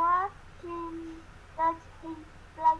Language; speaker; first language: English; non-native, learner; Vietnamese